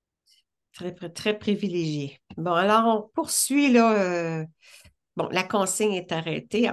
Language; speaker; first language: French; native; French